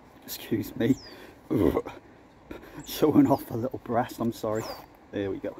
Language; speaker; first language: English; native; English